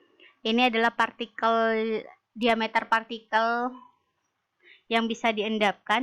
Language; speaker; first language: Indonesian; native; Indonesian